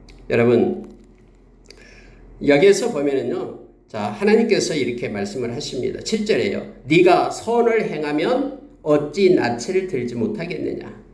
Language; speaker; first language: Korean; native; Korean